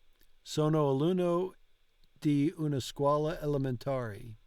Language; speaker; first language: Italian; non-native, learner; English